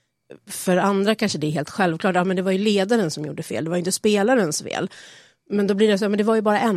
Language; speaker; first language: Swedish; native; Swedish